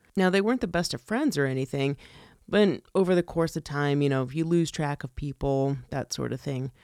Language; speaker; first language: English; early bilingual, other home language; Italian